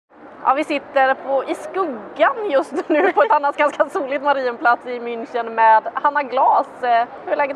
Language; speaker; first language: Swedish; native; Swedish